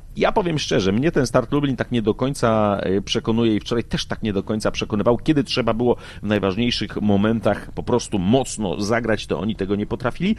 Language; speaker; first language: Polish; native; Polish